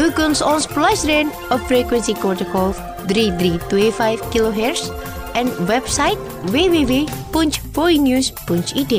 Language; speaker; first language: Dutch; non-native, fluent; Indonesian